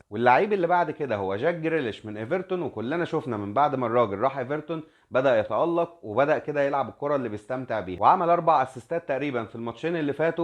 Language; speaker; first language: Arabic; native; Arabic